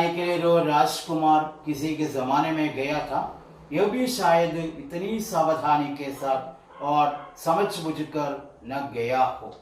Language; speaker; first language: Hindi; non-native, local second language; Malayalam